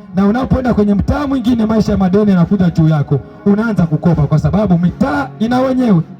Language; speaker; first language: Swahili; native; Swahili